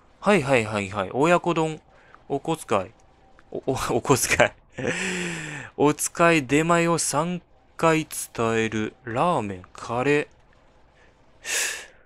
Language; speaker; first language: Japanese; non-native, fluent; Chinese